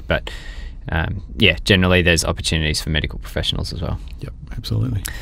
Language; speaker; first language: English; native; English